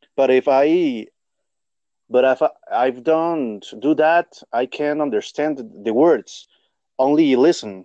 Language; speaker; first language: English; non-native, learner; Spanish